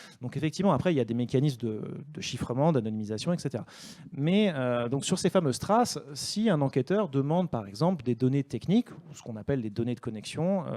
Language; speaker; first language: French; native; French